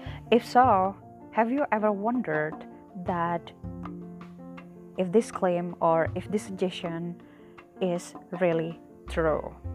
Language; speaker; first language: English; non-native, fluent; Indonesian